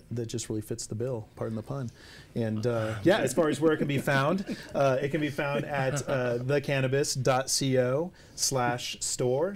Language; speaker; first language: English; native; English